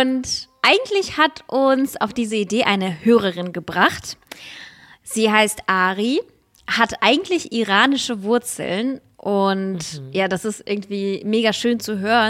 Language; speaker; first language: German; early bilingual, other home language; Russian